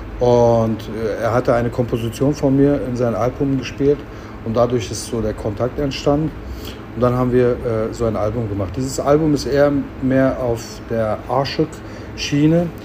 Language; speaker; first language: German; early bilingual, other home language; Turkish